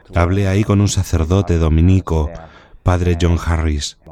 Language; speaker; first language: Spanish; non-native, fluent; Dutch